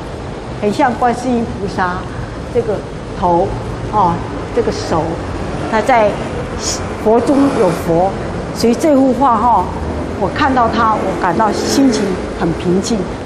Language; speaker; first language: Chinese; native; Chinese